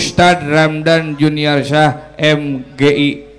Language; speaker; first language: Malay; non-native, local second language; Sundanese